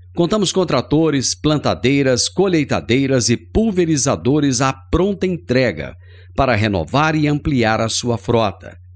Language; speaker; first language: Portuguese; native; Portuguese